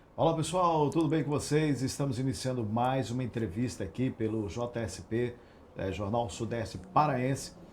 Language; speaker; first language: Portuguese; native; Portuguese